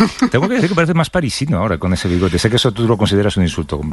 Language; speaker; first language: Spanish; native; Spanish